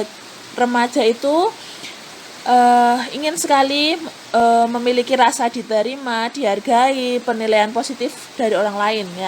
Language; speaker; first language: Indonesian; native; Indonesian